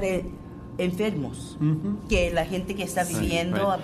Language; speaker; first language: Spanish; non-native, fluent; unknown